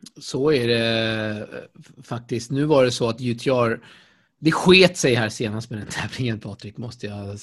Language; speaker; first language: Swedish; native; Swedish